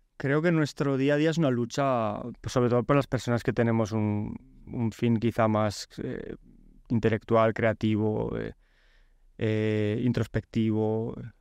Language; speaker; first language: Spanish; early bilingual, other home language; Polish